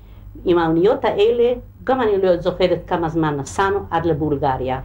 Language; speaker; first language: Hebrew; non-native, local second language; Hungarian